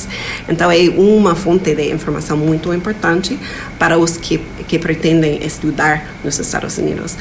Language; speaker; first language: Portuguese; non-native, fluent; English